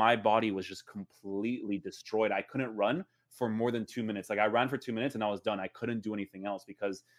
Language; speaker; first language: English; native; English